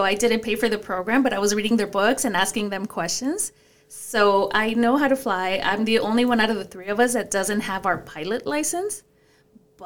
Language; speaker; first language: English; early bilingual, other home language; Spanish